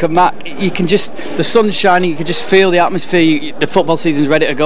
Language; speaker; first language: English; native; English